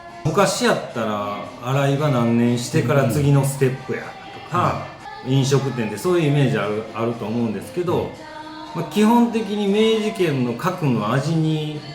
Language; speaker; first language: Japanese; native; Japanese